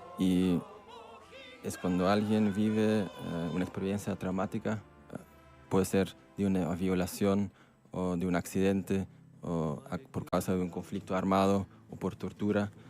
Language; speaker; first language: Spanish; non-native, fluent; Dutch